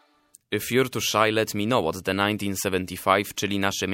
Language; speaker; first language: Polish; native; Polish